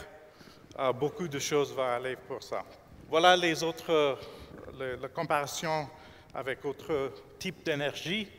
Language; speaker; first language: French; non-native, fluent; English